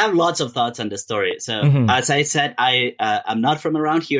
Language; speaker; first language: English; non-native, fluent; Spanish